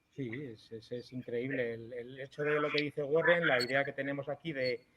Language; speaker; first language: Spanish; native; Spanish